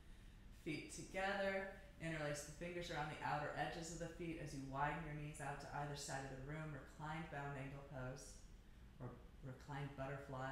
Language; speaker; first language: English; native; English